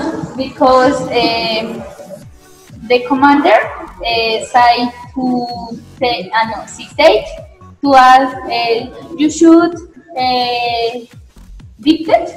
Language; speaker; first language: English; non-native, learner; Spanish